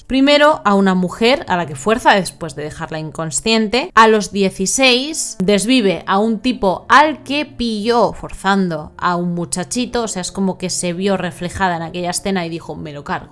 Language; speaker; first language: Spanish; native; Spanish